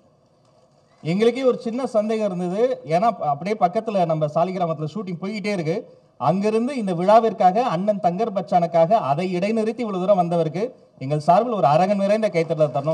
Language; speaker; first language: Tamil; native; Tamil